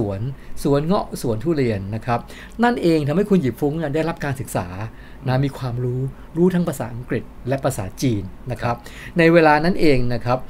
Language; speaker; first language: Thai; native; Thai